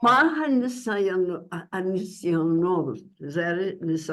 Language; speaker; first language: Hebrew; non-native, learner; English